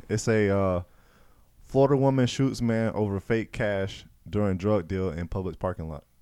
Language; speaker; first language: English; native; English